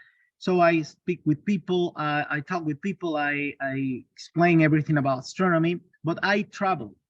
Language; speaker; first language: English; non-native, learner; Spanish